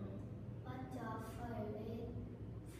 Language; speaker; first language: English; non-native, learner; Vietnamese